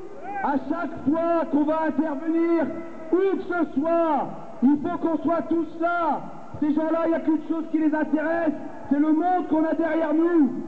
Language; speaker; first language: French; native; French